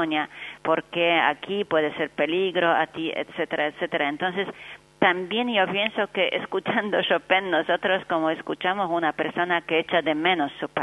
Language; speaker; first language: Spanish; non-native, fluent; Polish